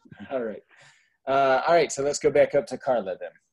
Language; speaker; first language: English; native; English